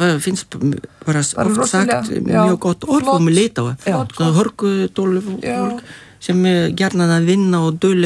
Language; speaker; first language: Icelandic; non-native, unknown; Lithuanian